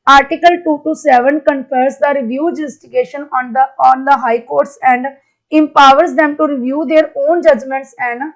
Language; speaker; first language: English; non-native, local second language; Punjabi